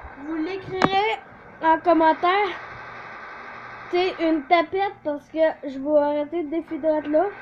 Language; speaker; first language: French; native; French